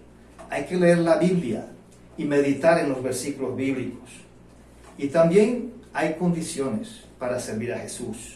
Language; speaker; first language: Spanish; non-native, fluent; Portuguese